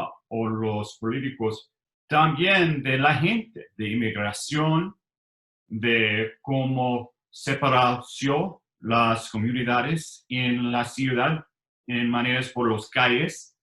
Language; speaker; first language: Spanish; non-native, learner; English